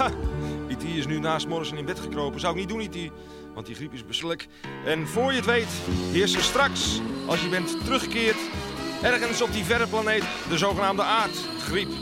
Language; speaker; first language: Dutch; native; Dutch